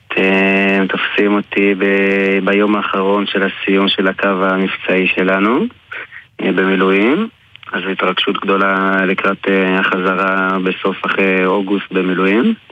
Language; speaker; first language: Hebrew; early bilingual, other home language; English